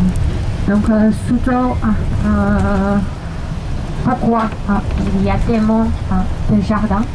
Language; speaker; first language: French; non-native, fluent; Chinese